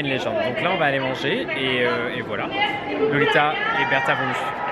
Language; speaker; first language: French; native; French